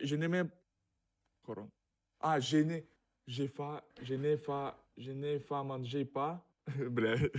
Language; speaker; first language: French; non-native, learner; Russian